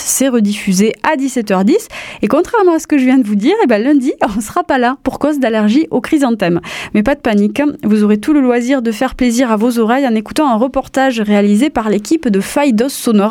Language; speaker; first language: French; native; French